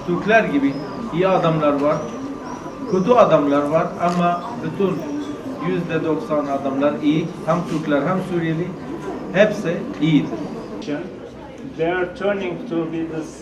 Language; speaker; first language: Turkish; non-native, learner; Arabic